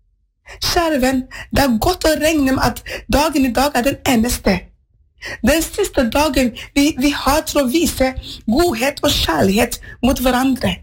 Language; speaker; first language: Norwegian; non-native, fluent; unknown